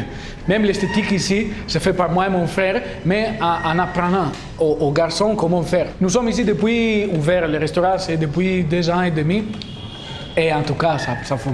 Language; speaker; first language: French; non-native, fluent; Italian